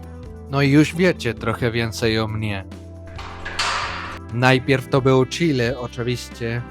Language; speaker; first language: Polish; non-native, fluent; Spanish